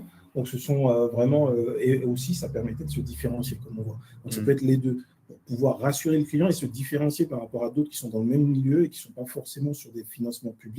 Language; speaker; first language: French; native; French